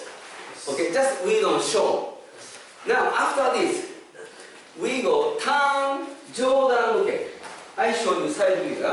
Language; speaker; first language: English; non-native, fluent; Japanese